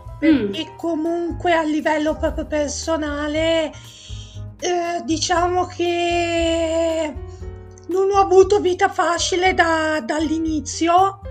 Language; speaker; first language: Italian; native; Italian